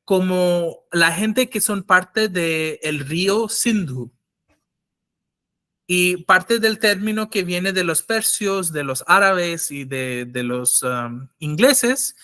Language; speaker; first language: Spanish; non-native, fluent; English